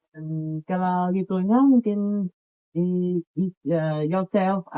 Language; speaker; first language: Indonesian; non-native, learner; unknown